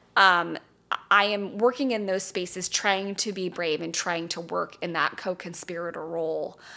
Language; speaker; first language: English; native; English